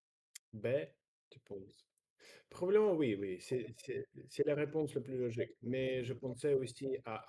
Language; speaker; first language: French; non-native, learner; Russian